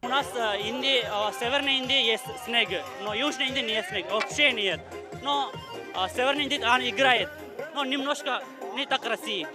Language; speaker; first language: Russian; non-native, learner; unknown